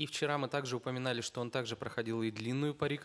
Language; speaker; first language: Russian; native; Russian